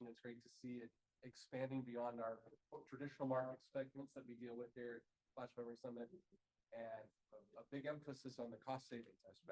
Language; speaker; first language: English; native; English